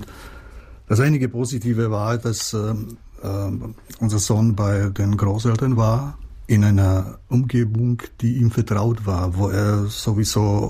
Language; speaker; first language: German; non-native, fluent; Czech